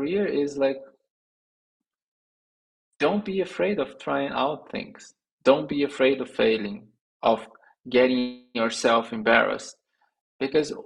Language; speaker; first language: English; non-native, fluent; Portuguese